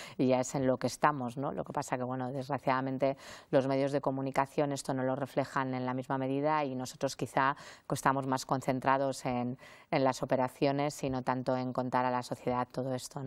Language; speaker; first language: Spanish; native; Spanish